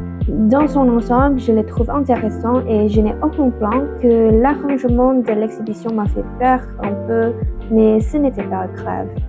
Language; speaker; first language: French; non-native, learner; Indonesian